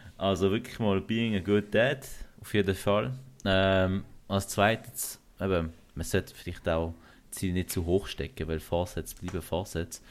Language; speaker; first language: German; early bilingual, other home language; Kurdish